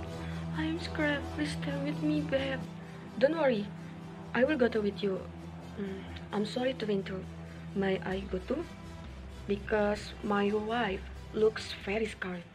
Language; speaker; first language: English; non-native, learner; Indonesian